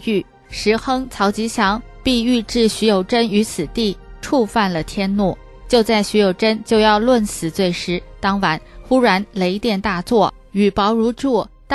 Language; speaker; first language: Chinese; native; Chinese